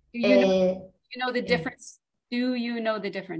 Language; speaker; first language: English; native; English